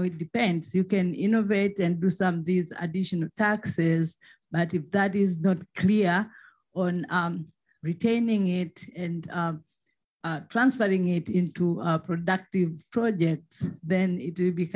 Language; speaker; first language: English; non-native, local second language; Swahili